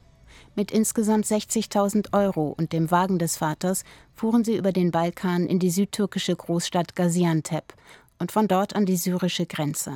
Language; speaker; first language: German; native; German